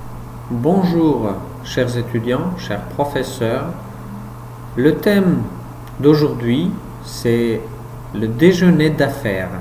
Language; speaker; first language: French; non-native, fluent; Uzbek